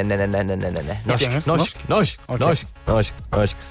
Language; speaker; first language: Norwegian; non-native, learner; Swedish